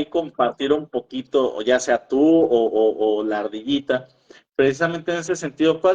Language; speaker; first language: Spanish; native; Spanish